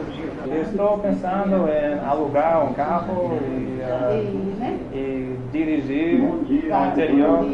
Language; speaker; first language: Portuguese; non-native, learner; English